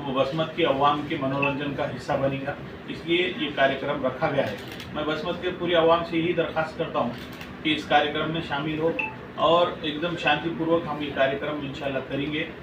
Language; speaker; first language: Hindi; non-native, local second language; Urdu